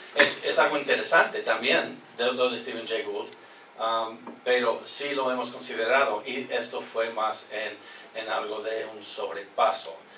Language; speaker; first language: Spanish; non-native, fluent; English